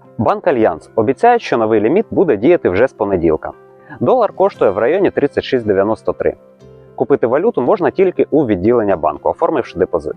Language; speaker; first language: Ukrainian; native; Ukrainian